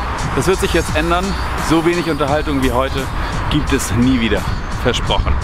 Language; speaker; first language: German; native; German